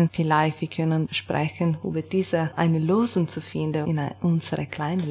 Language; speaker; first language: German; non-native, learner; Italian